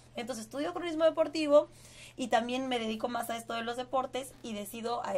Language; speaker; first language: Spanish; native; Spanish